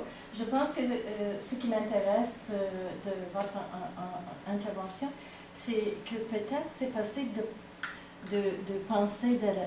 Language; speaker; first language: French; non-native, fluent; English